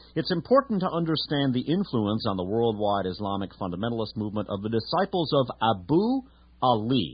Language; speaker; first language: English; native; English